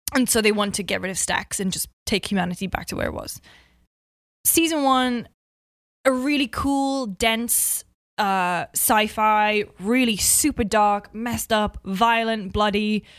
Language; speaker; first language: English; native; English